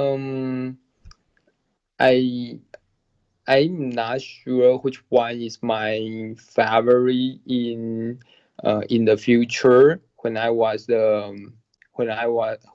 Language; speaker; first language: English; non-native, learner; Chinese